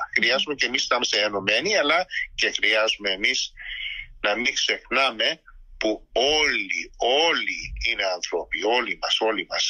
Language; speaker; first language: Greek; early bilingual, heritage; Greek